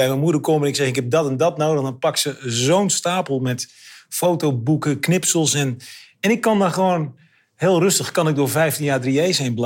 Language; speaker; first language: Dutch; native; Dutch